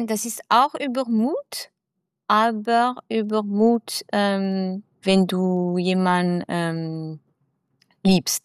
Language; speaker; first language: German; non-native, fluent; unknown